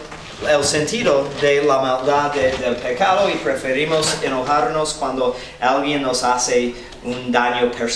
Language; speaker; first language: Spanish; non-native, fluent; English